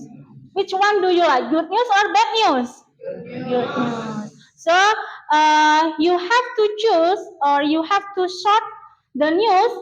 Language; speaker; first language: English; non-native, learner; Indonesian